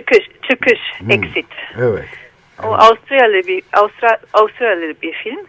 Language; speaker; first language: Turkish; non-native, learner; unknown